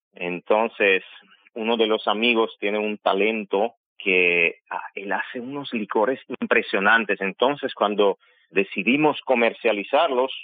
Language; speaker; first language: Spanish; non-native, fluent; Armenian